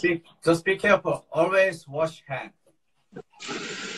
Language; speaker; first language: English; non-native, learner; Korean